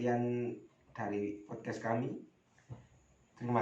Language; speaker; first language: Indonesian; native; Indonesian